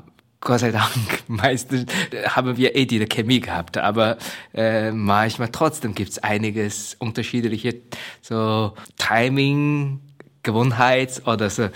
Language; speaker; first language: German; non-native, learner; Chinese